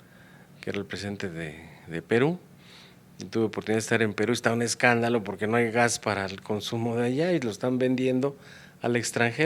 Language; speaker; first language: Spanish; native; Spanish